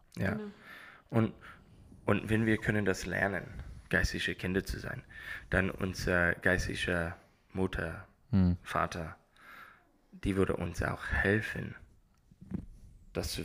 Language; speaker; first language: German; non-native, learner; English